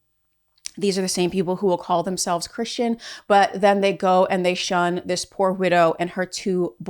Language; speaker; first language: English; native; English